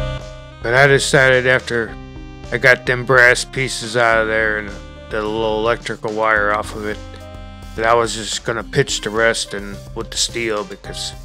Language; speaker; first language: English; native; English